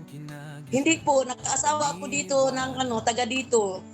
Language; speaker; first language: Filipino; non-native, local second language; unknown